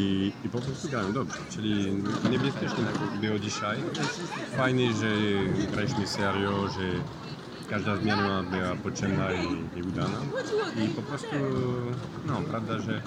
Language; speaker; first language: Polish; non-native, fluent; French